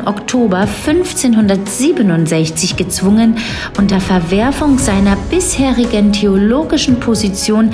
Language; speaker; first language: German; native; German